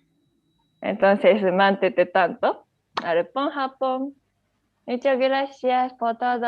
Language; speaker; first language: Spanish; non-native, learner; Japanese